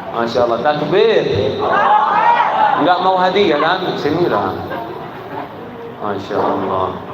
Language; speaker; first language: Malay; non-native, fluent; Arabic